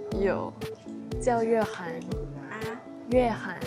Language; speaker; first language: Chinese; non-native, learner; Thai